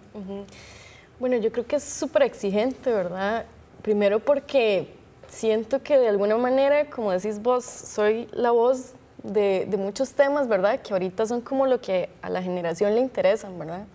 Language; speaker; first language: Spanish; native; Spanish